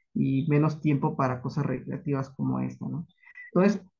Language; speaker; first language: Spanish; native; Spanish